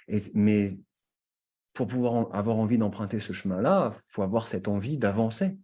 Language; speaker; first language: French; native; French